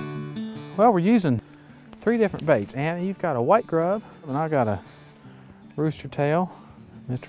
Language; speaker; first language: English; native; English